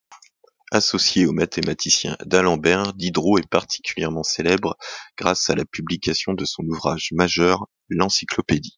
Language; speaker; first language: French; native; French